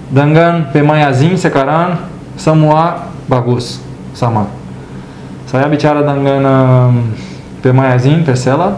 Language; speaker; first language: Indonesian; non-native, learner; Portuguese